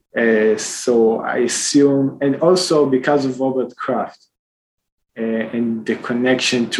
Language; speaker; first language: English; non-native, fluent; Hebrew